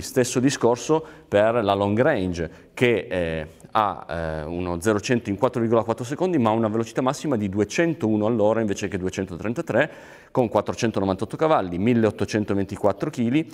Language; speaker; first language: Italian; native; Italian